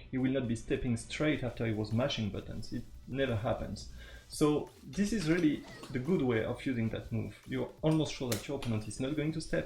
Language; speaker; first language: English; non-native, fluent; French